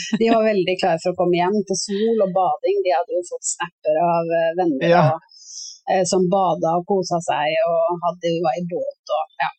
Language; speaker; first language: Norwegian; native; Norwegian